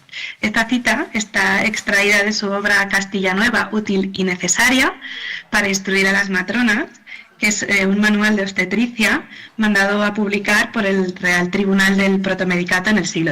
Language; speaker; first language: Spanish; native; Spanish